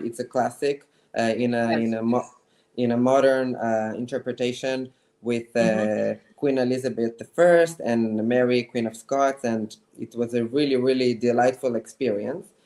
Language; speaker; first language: English; non-native, fluent; Hebrew